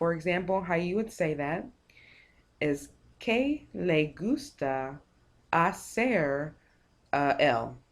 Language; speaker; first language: Spanish; non-native, fluent; English